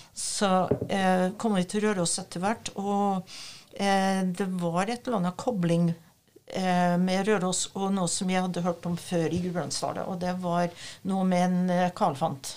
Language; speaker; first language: Norwegian; non-native, fluent; French